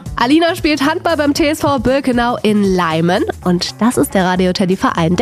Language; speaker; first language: German; native; German